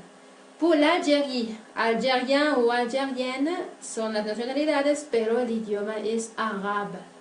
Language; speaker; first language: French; non-native, fluent; Spanish